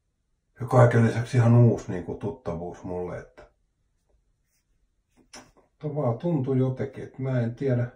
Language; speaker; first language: Finnish; native; Finnish